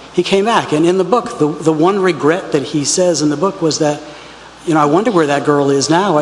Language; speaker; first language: English; native; English